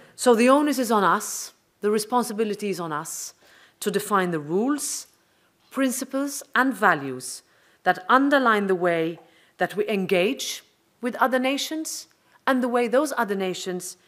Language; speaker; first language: English; non-native, local second language; Maltese